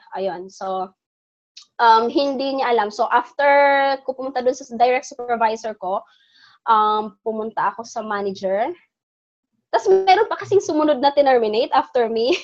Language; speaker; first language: Filipino; non-native, local second language; Cebuano